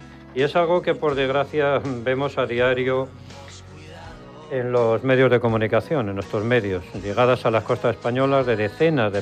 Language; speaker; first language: Spanish; native; Spanish